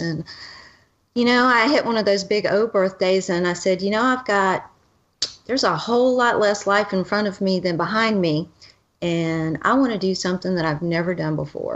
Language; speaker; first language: English; native; English